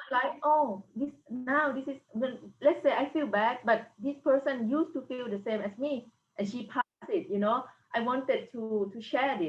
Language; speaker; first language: English; non-native, fluent; Thai